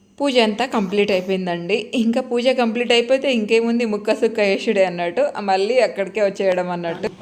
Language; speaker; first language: Telugu; non-native, local second language; Lambadi